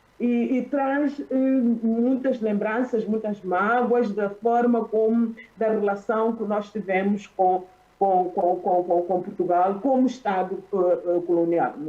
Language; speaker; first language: Portuguese; non-native, local second language; Tsonga